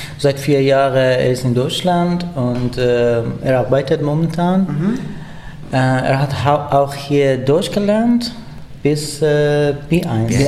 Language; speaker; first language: German; non-native, learner; Persian